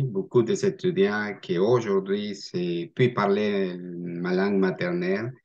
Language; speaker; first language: French; non-native, fluent; Spanish